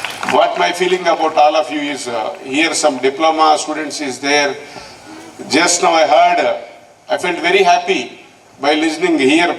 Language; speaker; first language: English; non-native, local second language; Telugu